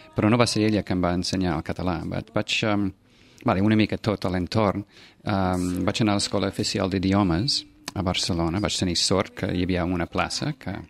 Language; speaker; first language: Catalan; non-native, fluent; English